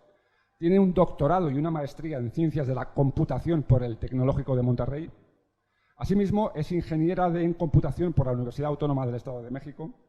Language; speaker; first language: Spanish; native; Spanish